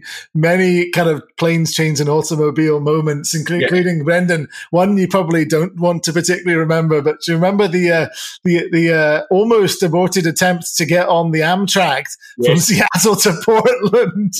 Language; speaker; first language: English; native; English